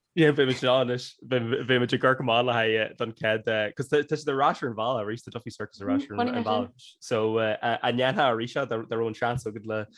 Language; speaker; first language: Irish; non-native, local second language; English